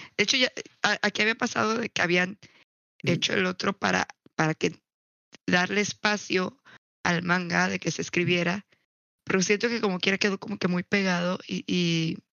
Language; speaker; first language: Spanish; native; Spanish